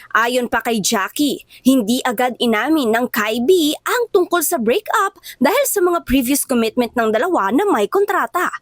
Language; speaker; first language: Filipino; native; Filipino